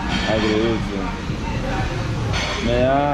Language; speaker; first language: Spanish; non-native, learner; English